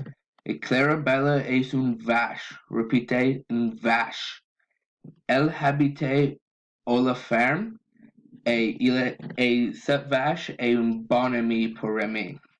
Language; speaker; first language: French; non-native, learner; English